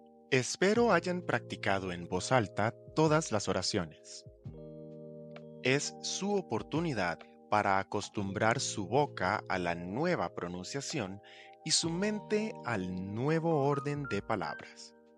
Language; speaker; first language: Spanish; native; Spanish